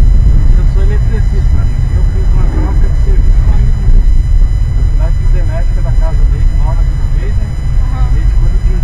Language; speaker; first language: Portuguese; native; Portuguese